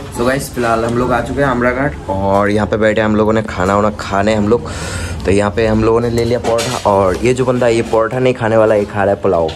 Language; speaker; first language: Hindi; non-native, local second language; Bangla